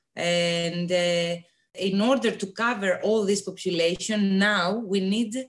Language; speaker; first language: English; non-native, fluent; Greek